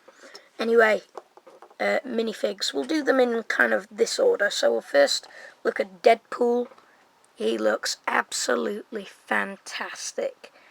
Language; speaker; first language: English; native; English